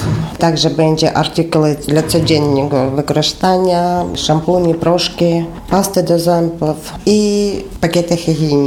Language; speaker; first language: Polish; non-native, learner; Ukrainian